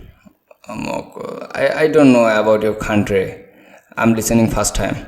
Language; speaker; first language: English; non-native, learner; Bangla